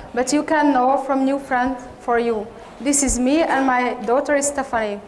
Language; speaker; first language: English; non-native, learner; Hungarian